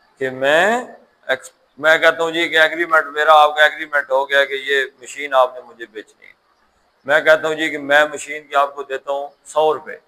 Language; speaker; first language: Urdu; non-native, local second language; Punjabi